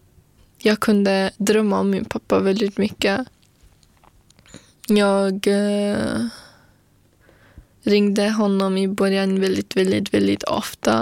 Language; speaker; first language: Swedish; non-native, fluent; Kurdish